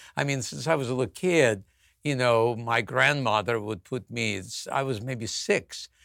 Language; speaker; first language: English; non-native, fluent; Russian